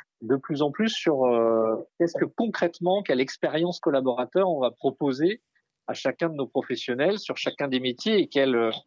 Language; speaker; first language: French; native; French